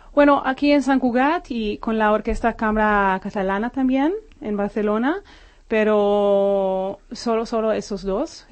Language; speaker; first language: Spanish; non-native, fluent; Hebrew